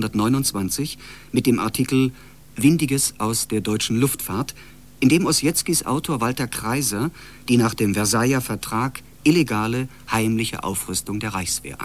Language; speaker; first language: German; native; German